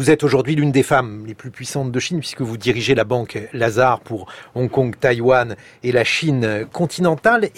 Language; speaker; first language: French; native; French